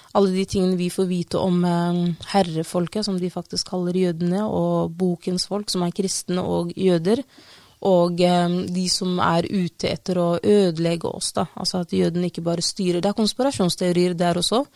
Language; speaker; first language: Norwegian; non-native, fluent; Somali